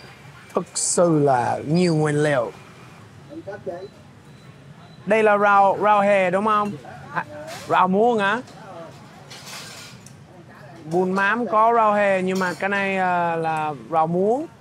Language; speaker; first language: Vietnamese; non-native, fluent; English